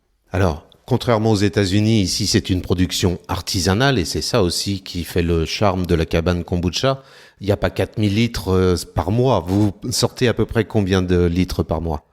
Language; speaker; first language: French; native; French